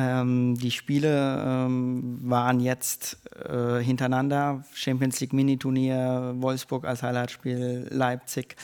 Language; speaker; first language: German; native; German